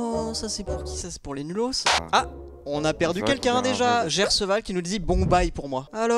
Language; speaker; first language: French; native; French